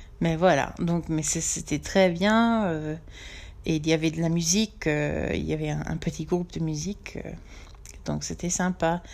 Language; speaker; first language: French; non-native, fluent; English